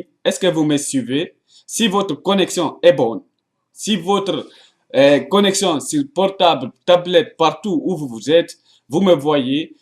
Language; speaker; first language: French; non-native, local second language; Arabic